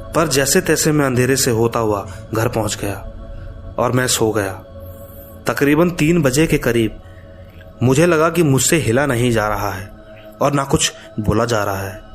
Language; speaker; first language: Hindi; native; Hindi